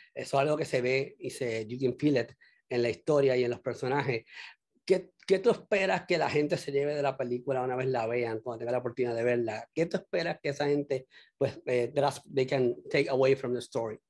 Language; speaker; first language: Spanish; early bilingual, heritage; Spanish